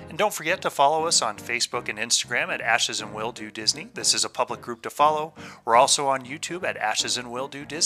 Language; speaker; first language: English; native; English